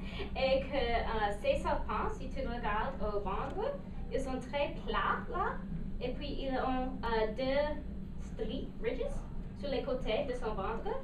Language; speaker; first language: French; non-native, local second language; English